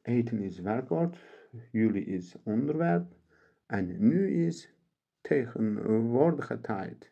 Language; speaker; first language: Dutch; non-native, learner; Turkish